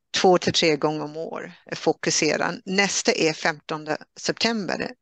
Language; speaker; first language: Swedish; non-native, fluent; English